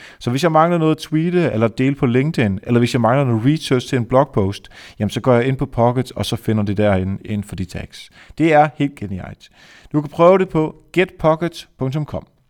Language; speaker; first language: Danish; native; Danish